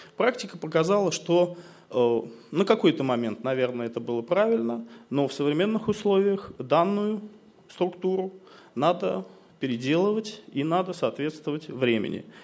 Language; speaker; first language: Russian; native; Russian